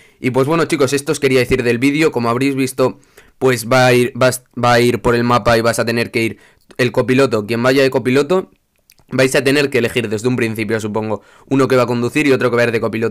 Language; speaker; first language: Spanish; native; Spanish